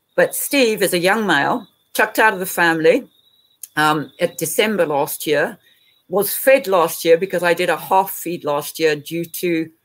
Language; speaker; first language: English; native; English